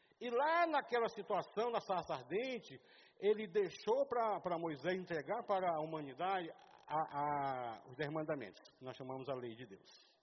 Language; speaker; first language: Portuguese; native; Portuguese